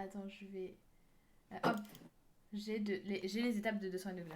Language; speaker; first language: French; native; French